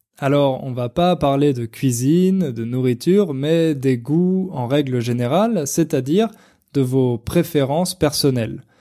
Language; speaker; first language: French; native; French